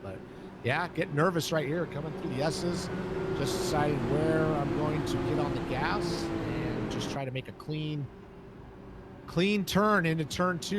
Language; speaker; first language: English; native; English